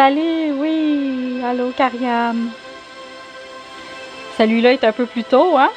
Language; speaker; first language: French; native; French